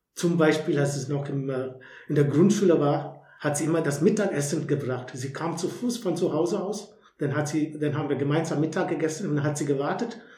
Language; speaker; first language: German; non-native, fluent; Hindi